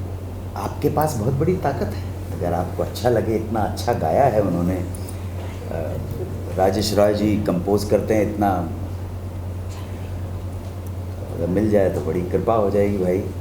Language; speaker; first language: Hindi; native; Hindi